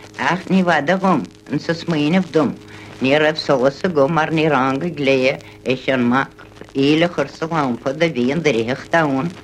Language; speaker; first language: Irish; native; Irish